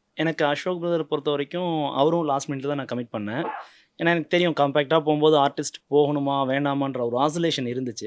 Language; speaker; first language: Tamil; native; Tamil